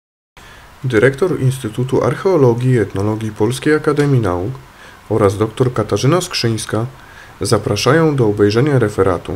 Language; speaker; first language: Polish; native; Polish